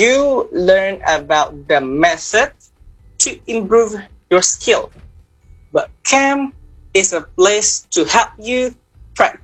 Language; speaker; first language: English; non-native, fluent; Indonesian